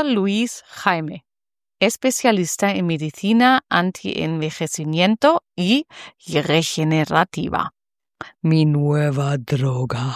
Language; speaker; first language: Spanish; non-native, learner; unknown